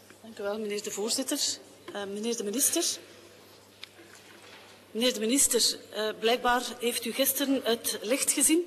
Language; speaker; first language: Dutch; native; Dutch